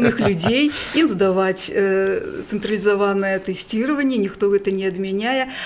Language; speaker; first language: Belarusian; native; Belarusian